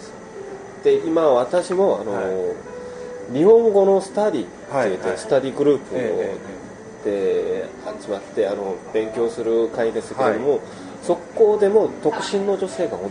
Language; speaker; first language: Japanese; non-native, fluent; Korean